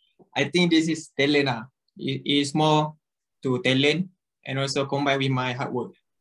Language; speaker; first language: English; non-native, local second language; Malay